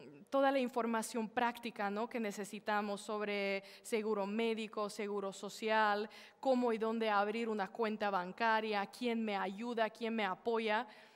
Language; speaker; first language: Spanish; non-native, fluent; Slovak